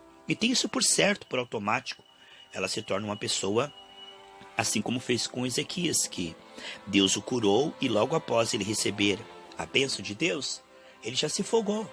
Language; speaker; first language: Portuguese; native; Portuguese